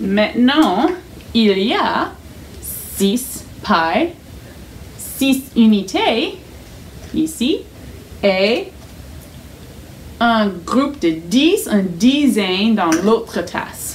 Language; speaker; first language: French; non-native, fluent; English